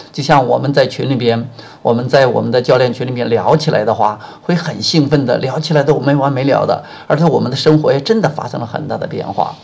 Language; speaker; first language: Chinese; native; Chinese